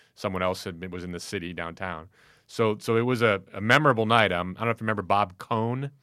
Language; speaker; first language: English; native; English